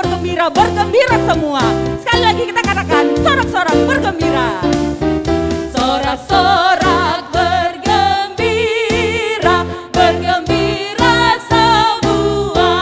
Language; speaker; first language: Indonesian; native; Indonesian